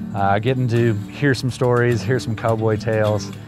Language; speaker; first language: English; native; English